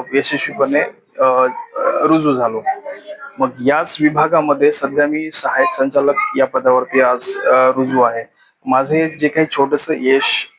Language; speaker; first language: Marathi; native; Marathi